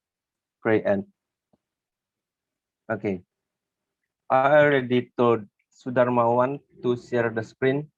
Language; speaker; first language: English; non-native, learner; Indonesian